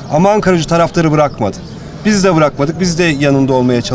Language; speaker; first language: Turkish; native; Turkish